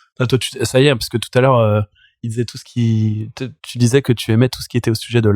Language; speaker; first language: French; native; French